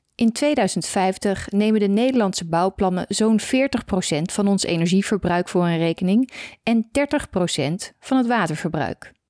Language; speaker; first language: Dutch; native; Dutch